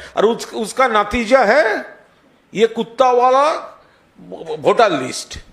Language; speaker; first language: Hindi; non-native, local second language; Bangla